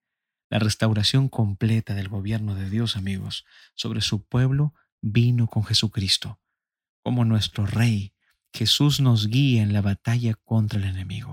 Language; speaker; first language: Spanish; native; Spanish